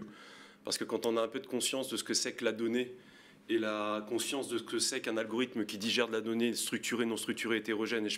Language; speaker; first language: French; native; French